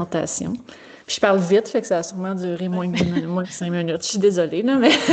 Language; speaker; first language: French; native; French